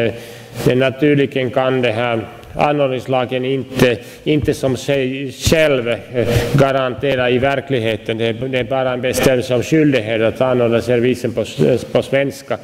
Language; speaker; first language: Swedish; non-native, local second language; Finnish